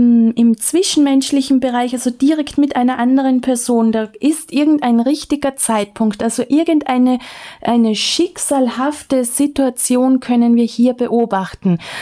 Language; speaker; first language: German; native; German